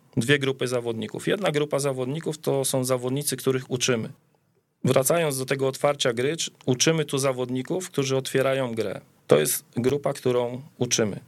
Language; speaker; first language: Polish; native; Polish